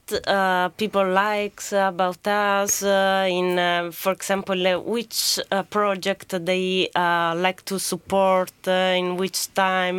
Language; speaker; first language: English; non-native, fluent; Italian